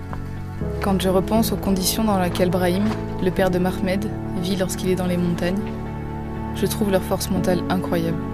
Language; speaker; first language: French; native; French